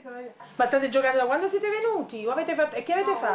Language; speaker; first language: Italian; native; Italian